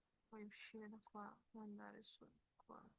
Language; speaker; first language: Italian; native; Italian